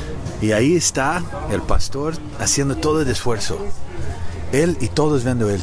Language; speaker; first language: Spanish; non-native, learner; English